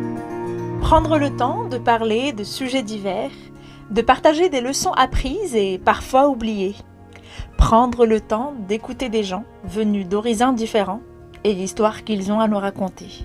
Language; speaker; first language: French; native; French